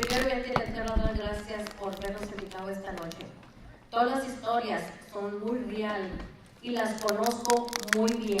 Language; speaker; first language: Spanish; early bilingual, heritage; Spanish